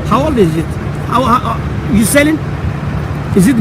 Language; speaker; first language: English; non-native, fluent; Somali